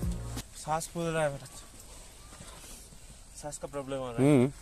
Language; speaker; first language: Hindi; non-native, local second language; Bangla